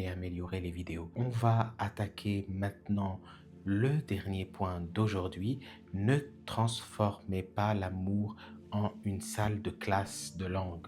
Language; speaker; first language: French; native; French